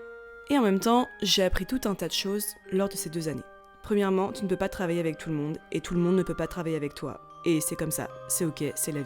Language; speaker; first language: French; native; French